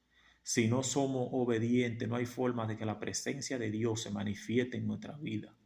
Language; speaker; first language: Spanish; native; Spanish